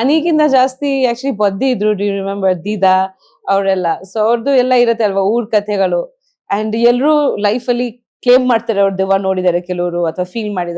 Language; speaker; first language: Kannada; non-native, fluent; Bangla